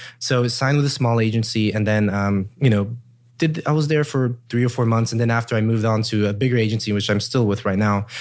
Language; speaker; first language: English; early bilingual, heritage; English